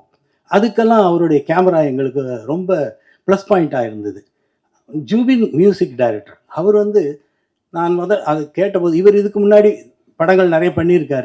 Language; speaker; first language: Tamil; native; Tamil